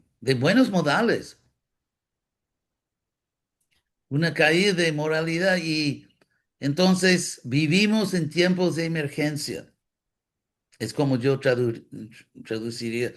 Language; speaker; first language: Spanish; non-native, fluent; English